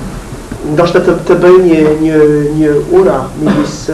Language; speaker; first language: Albanian; non-native, fluent; English